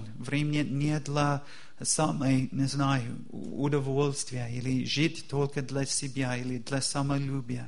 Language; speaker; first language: Russian; non-native, fluent; English